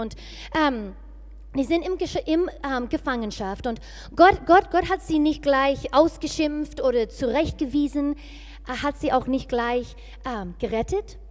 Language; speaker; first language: German; non-native, fluent; English